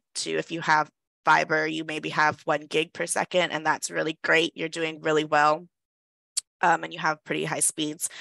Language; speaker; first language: English; native; English